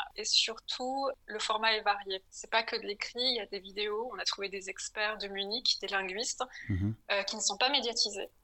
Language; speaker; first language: French; native; French